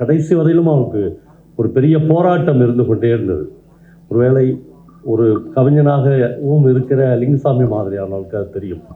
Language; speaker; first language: Tamil; native; Tamil